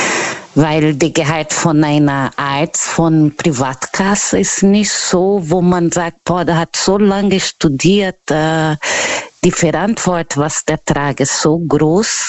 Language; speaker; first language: German; non-native, fluent; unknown